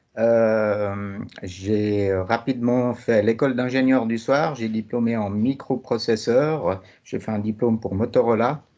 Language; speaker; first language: French; native; French